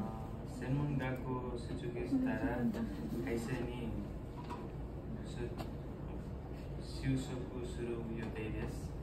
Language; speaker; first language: Japanese; non-native, learner; Nepali